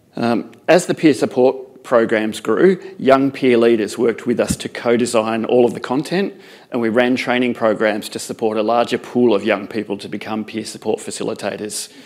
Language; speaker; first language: English; native; English